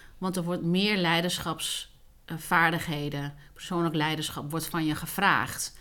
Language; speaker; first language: Dutch; early bilingual, other home language; Spanish